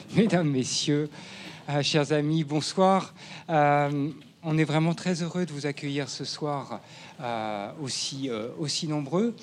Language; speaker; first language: French; native; French